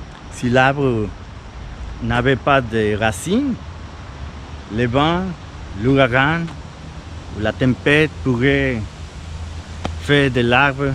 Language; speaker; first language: French; non-native, fluent; Spanish